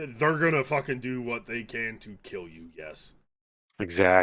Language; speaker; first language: English; native; English